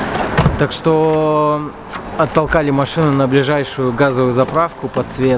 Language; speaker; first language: Russian; native; Russian